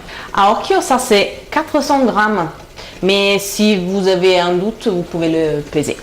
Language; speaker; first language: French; non-native, fluent; Italian